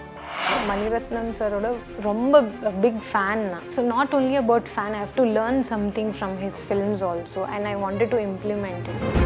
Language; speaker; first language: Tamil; non-native, learner; Kannada